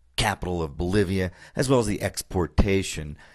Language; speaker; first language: English; native; English